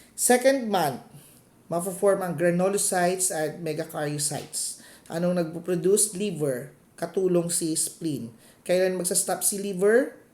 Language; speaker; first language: Filipino; non-native, local second language; Cebuano